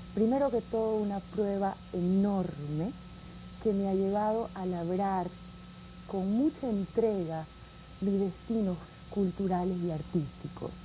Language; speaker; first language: Spanish; native; Spanish